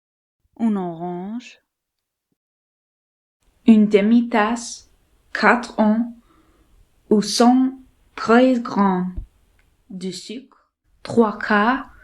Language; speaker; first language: French; non-native, learner; English